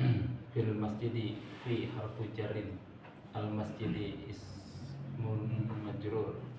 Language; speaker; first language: Arabic; non-native, learner; Indonesian